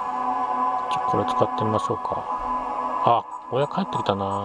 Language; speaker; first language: Japanese; native; Japanese